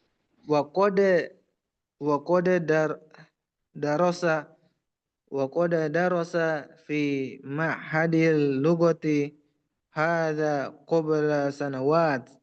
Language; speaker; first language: Arabic; non-native, learner; Indonesian